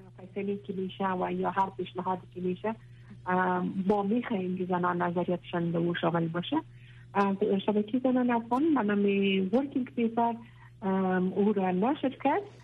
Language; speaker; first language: Persian; non-native, local second language; Pashto